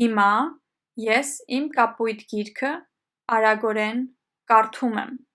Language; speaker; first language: Armenian; non-native, fluent; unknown